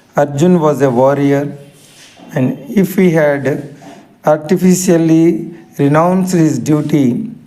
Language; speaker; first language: English; non-native, local second language; Telugu